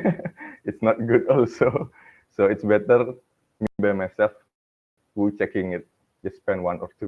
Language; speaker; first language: English; non-native, fluent; Indonesian